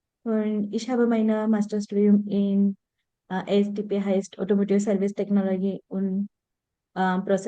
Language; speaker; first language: German; non-native, learner; Marathi